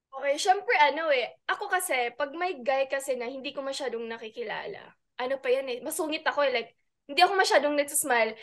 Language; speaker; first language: Filipino; non-native, local second language; Cebuano